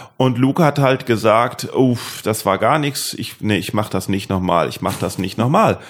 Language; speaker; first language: German; native; German